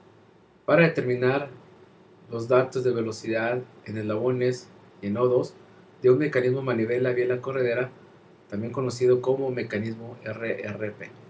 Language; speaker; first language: Spanish; native; Spanish